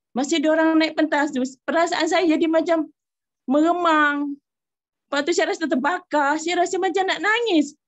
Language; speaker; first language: Malay; native; Malay